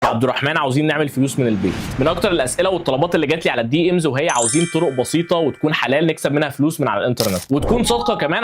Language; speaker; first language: Arabic; native; Arabic